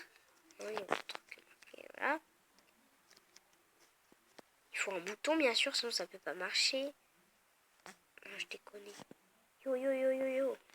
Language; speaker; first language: French; native; French